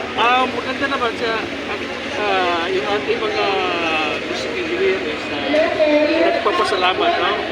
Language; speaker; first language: Filipino; non-native, local second language; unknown